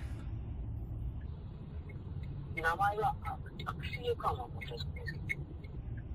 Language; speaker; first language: Japanese; non-native, learner; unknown